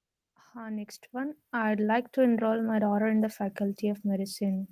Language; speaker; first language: English; non-native, learner; Urdu